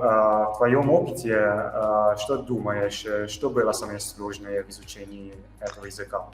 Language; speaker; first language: Russian; non-native, fluent; Italian